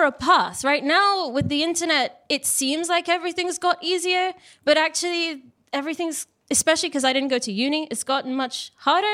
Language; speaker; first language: English; native; English